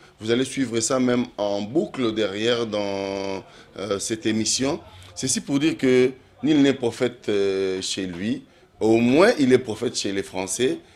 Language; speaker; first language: French; non-native, local second language; Lingala